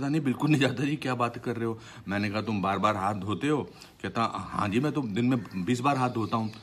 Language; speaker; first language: Hindi; native; Hindi